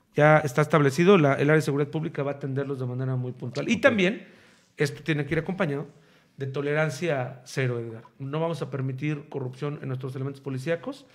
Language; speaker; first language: Spanish; native; Spanish